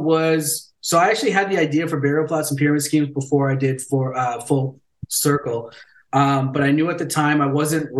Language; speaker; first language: English; native; English